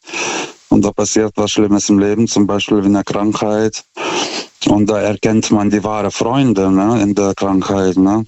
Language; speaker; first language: German; non-native, fluent; Lithuanian